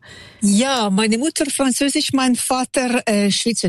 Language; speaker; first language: German; non-native, local second language; French